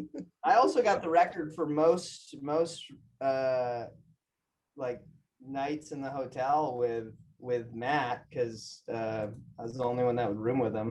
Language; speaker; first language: English; native; English